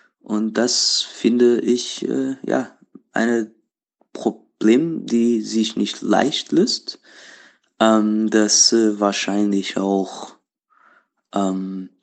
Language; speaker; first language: German; non-native, learner; Portuguese